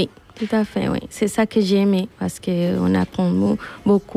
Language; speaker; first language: French; non-native, fluent; Spanish